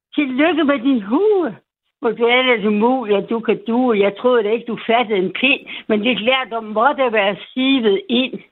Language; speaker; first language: Danish; native; Danish